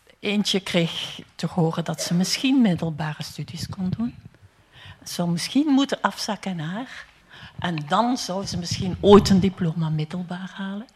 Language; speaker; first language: Dutch; non-native, fluent; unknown